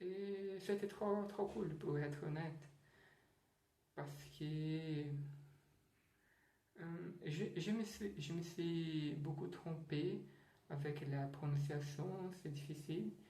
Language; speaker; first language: French; non-native, learner; Portuguese